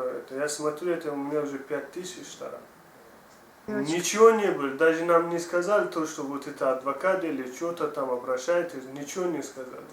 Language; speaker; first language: Russian; non-native, learner; Tajik